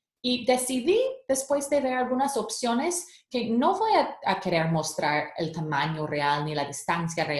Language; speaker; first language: Spanish; early bilingual, heritage; Spanish